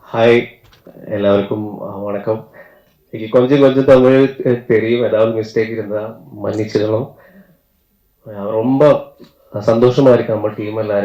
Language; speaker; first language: Tamil; non-native, learner; Malayalam